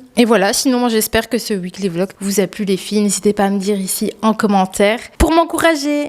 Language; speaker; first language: French; native; French